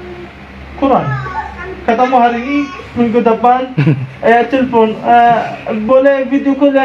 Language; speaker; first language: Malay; non-native, fluent; Arabic